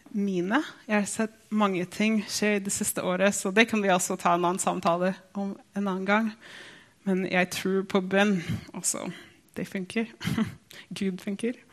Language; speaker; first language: Norwegian; non-native, fluent; English